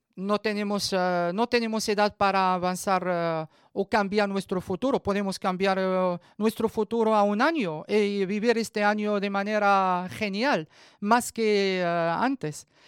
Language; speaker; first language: Spanish; non-native, learner; Arabic